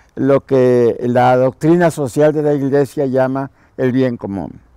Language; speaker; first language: Spanish; native; Spanish